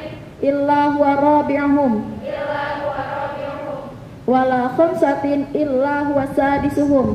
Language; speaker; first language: Arabic; non-native, learner; Indonesian